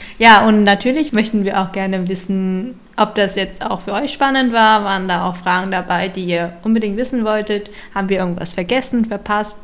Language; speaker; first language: German; early bilingual, other home language; Vietnamese